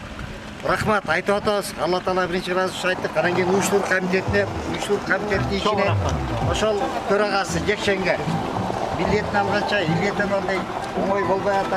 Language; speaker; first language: Kyrgyz; native; Kyrgyz